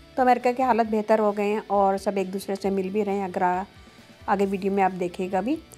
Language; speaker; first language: Urdu; native; Urdu